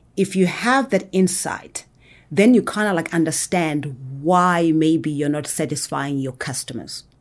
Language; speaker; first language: English; non-native, local second language; Shona